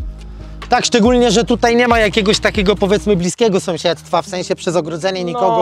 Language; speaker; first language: Polish; native; Polish